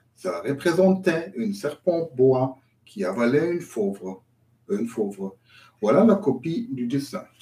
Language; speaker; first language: French; non-native, learner; German